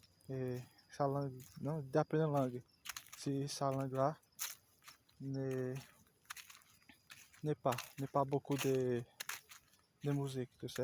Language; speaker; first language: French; non-native, learner; Portuguese